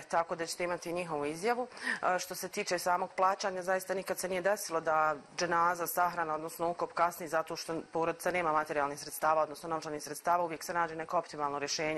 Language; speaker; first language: Croatian; native; Croatian